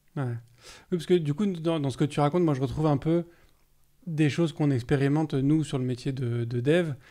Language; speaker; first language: French; native; French